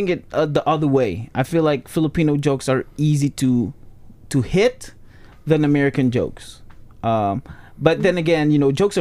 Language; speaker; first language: English; non-native, local second language; Pampanga